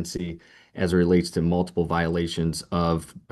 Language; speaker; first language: English; native; English